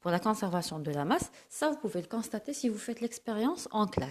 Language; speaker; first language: French; non-native, local second language; Arabic